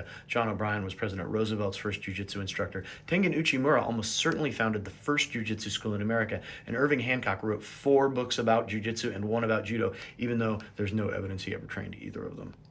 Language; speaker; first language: English; native; English